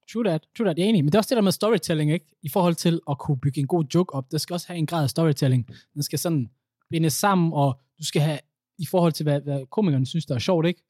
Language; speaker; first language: Danish; early bilingual, other home language; Somali